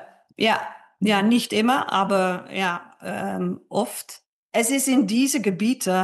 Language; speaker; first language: German; non-native, fluent; Dutch